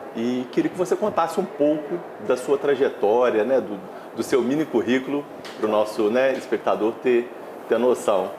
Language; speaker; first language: Portuguese; native; Portuguese